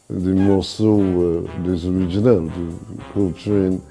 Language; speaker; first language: French; non-native, fluent; English